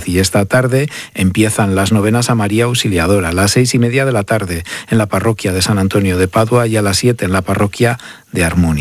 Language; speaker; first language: Spanish; native; Spanish